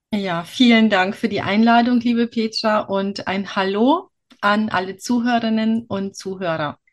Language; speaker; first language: German; early bilingual, other home language; Polish